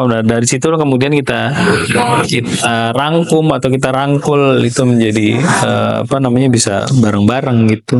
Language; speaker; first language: Indonesian; native; Indonesian